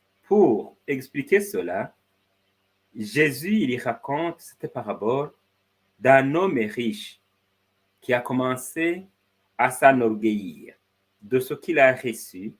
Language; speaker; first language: French; non-native, fluent; Spanish